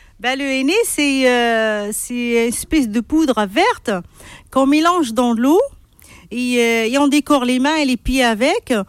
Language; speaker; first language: French; non-native, local second language; Arabic